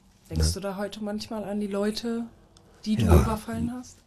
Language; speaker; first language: German; native; German